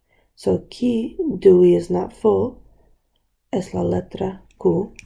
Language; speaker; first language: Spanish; non-native, local second language; English